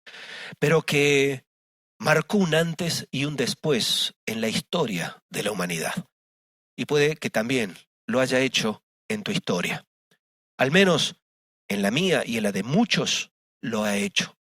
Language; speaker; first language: Spanish; native; Spanish